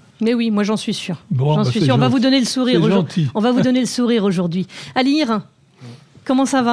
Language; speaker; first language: French; native; French